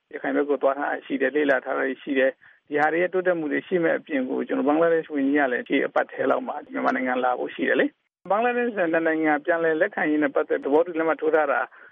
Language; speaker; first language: Burmese; non-native, local second language; Tedim Chin